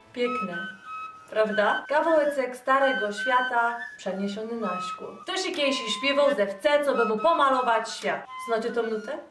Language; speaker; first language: Polish; native; Polish